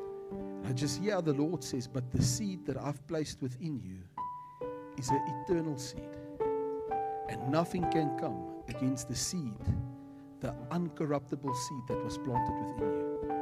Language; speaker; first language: English; non-native, local second language; Afrikaans